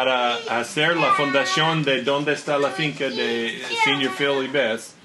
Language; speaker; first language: Spanish; non-native, learner; English